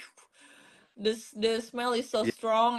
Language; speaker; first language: English; non-native, learner; Indonesian